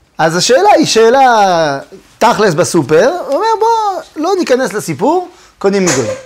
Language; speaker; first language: Hebrew; non-native, fluent; French